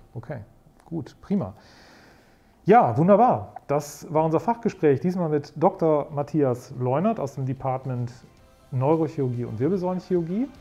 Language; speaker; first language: German; native; German